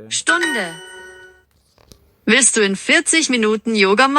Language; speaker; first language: German; non-native, learner; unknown